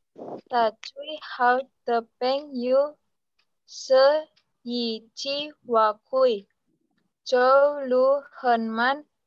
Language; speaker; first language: Chinese; non-native, learner; Indonesian